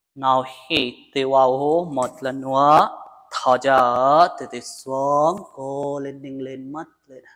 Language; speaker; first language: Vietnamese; non-native, learner; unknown